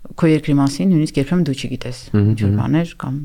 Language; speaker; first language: Armenian; native; Armenian